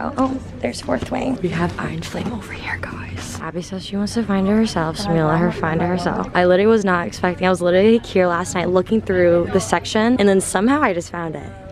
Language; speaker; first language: English; native; English